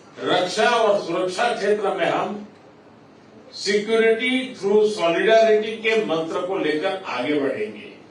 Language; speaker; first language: Hindi; non-native, local second language; Gujarati